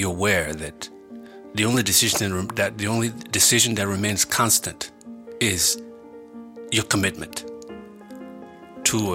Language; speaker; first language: English; non-native, local second language; Bini